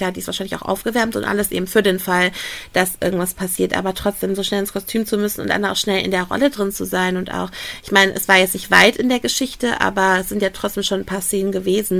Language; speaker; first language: German; native; German